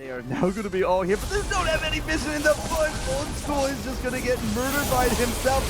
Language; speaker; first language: English; native; English